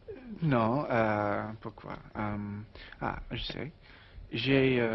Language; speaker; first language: French; non-native, learner; English